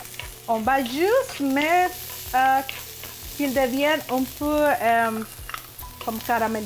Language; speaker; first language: French; non-native, fluent; Spanish